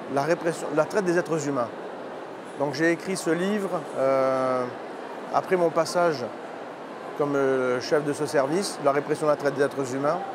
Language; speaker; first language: French; native; French